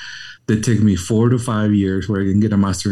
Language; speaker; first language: English; non-native, fluent; Spanish